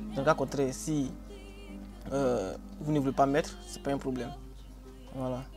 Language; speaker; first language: French; non-native, local second language; Akan